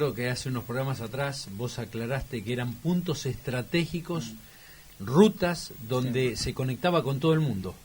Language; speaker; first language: Spanish; native; Spanish